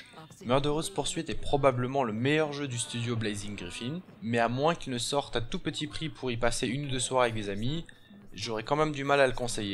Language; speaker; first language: French; native; French